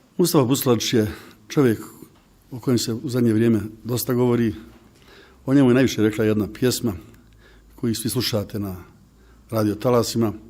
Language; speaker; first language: Bosnian; native; Bosnian